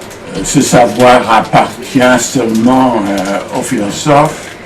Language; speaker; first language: French; non-native, fluent; English